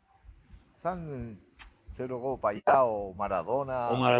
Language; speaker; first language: Greek; non-native, learner; Spanish